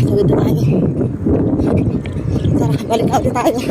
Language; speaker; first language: Filipino; native; Filipino